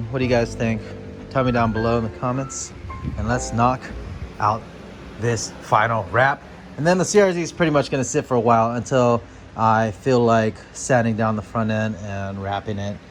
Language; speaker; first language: English; native; English